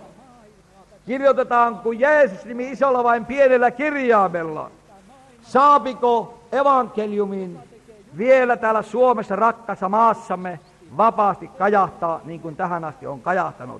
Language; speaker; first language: Finnish; native; Finnish